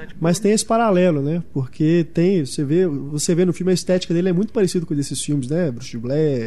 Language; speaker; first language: Portuguese; native; Portuguese